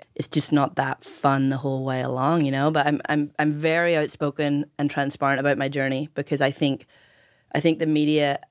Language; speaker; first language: English; native; English